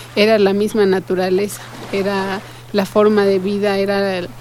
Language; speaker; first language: Spanish; native; Spanish